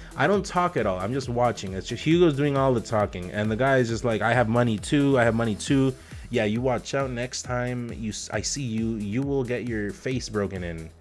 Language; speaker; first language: English; native; English